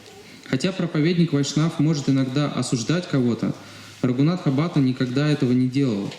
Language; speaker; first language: Russian; native; Russian